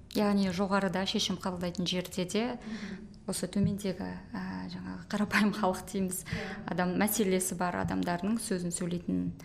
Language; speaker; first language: Kazakh; native; Kazakh